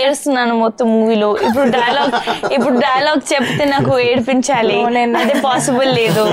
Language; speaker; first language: Telugu; non-native, learner; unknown